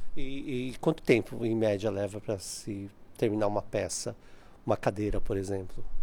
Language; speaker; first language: Portuguese; native; Portuguese